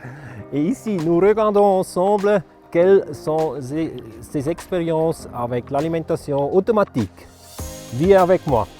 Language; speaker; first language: French; non-native, local second language; German